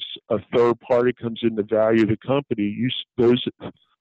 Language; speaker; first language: English; native; English